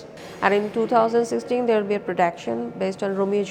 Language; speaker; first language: English; non-native, local second language; Bangla